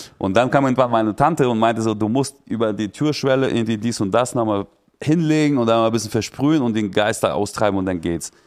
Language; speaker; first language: German; early bilingual, other home language; Russian